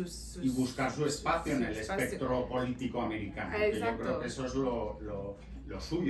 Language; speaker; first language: Spanish; native; Spanish